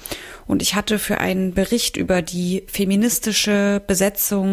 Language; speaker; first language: German; native; German